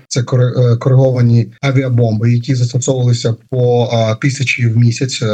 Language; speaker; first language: Ukrainian; native; Ukrainian